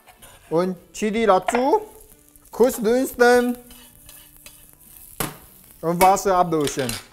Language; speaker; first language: German; non-native, learner; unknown